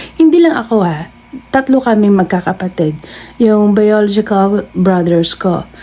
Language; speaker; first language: Filipino; non-native, local second language; Iloko